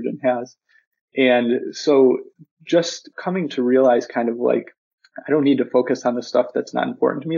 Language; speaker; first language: English; native; English